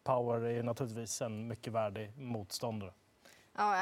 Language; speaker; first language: Swedish; native; Swedish